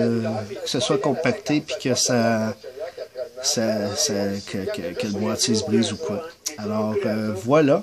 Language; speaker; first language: French; native; French